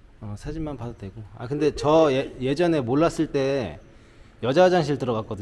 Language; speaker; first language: Korean; native; Korean